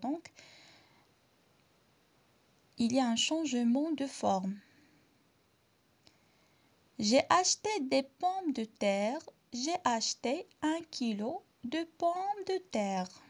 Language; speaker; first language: French; non-native, local second language; Arabic